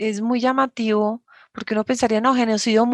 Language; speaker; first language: Spanish; native; Spanish